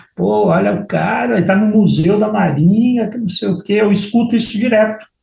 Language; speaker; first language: Portuguese; native; Portuguese